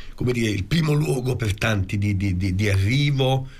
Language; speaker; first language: Italian; native; Italian